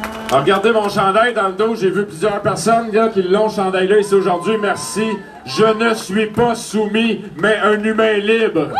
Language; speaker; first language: French; native; French